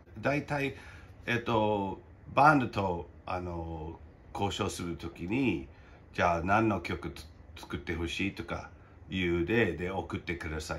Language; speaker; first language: Japanese; non-native, fluent; English